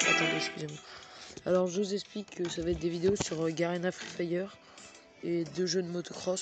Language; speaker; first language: French; native; French